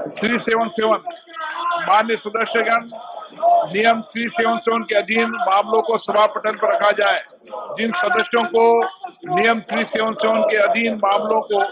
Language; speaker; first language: Hindi; native; Hindi